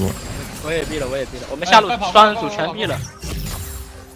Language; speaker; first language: Chinese; native; Chinese